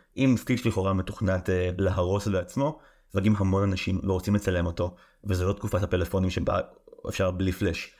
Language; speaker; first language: Hebrew; native; Hebrew